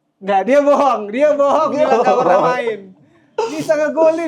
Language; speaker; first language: Indonesian; native; Indonesian